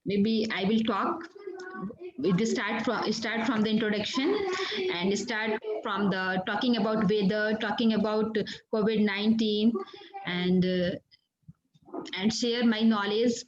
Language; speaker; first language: English; non-native, learner; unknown